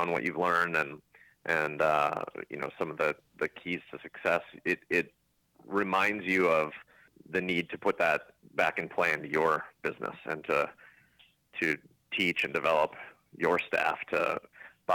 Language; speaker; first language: English; native; English